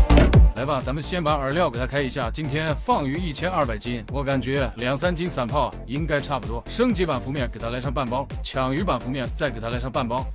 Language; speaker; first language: Chinese; native; Chinese